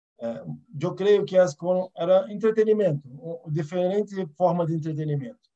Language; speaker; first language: Portuguese; early bilingual, other home language; Arabic